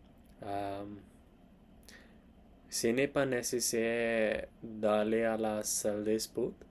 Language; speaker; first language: French; non-native, learner; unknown